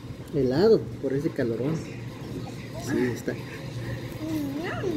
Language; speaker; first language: Spanish; native; Spanish